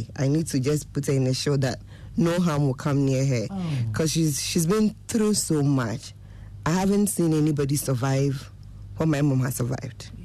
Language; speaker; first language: English; non-native, local second language; Akan